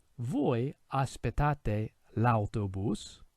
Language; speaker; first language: Italian; non-native, fluent; English